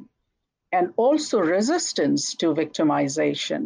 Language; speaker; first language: English; non-native, local second language; Hindi